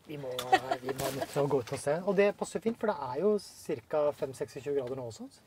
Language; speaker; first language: Norwegian; native; Norwegian